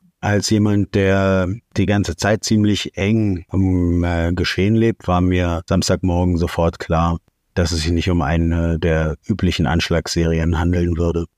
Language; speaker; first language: German; native; German